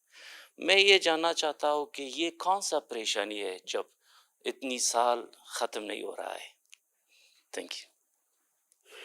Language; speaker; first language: Hindi; non-native, fluent; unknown